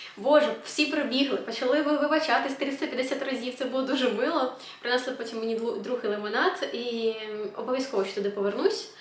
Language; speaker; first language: Ukrainian; native; Ukrainian